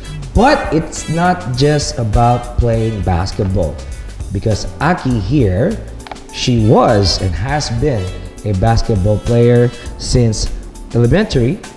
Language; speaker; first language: English; non-native, local second language; Filipino